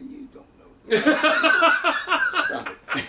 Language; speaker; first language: English; native; English